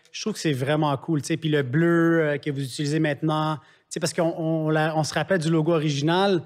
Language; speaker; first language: French; native; French